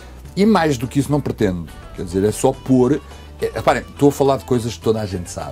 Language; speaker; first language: Portuguese; native; Portuguese